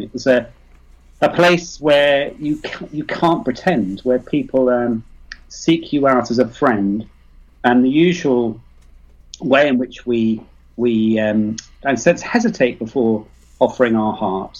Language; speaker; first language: English; native; English